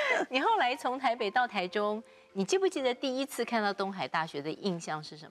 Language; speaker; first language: Chinese; native; Chinese